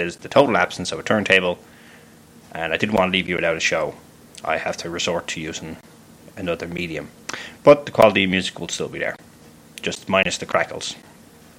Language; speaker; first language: English; native; English